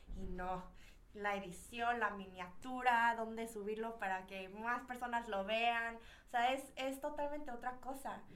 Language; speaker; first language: Spanish; early bilingual, other home language; Korean